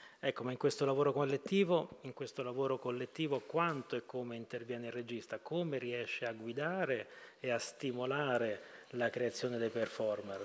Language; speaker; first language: Italian; native; Italian